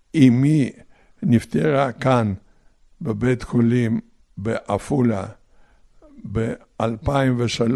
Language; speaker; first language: Hebrew; non-native, fluent; Polish